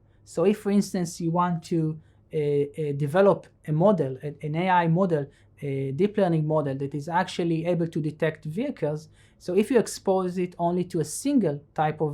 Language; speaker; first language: English; non-native, fluent; Hebrew